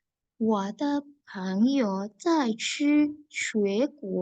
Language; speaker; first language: Chinese; non-native, fluent; Indonesian